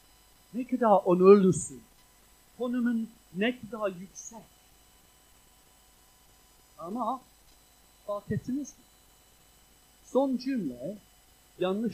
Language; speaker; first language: Turkish; non-native, fluent; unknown